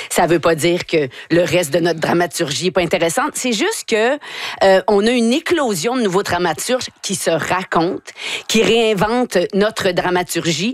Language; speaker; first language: French; native; French